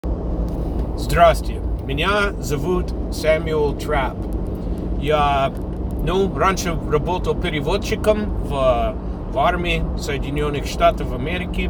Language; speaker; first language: Russian; non-native, fluent; English